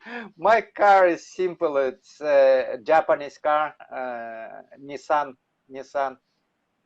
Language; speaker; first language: English; non-native, learner; Russian